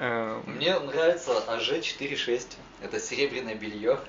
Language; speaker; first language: Russian; non-native, learner; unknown